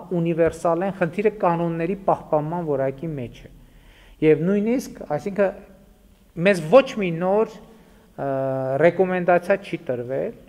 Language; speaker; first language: Armenian; native; Armenian